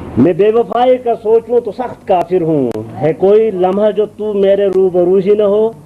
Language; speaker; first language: Urdu; non-native, local second language; Shina